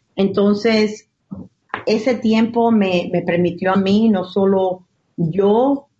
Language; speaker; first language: Spanish; early bilingual, heritage; Spanish